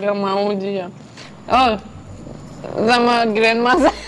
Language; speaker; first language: Indonesian; non-native, learner; Russian